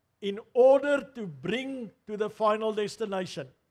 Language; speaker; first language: English; non-native, local second language; Afrikaans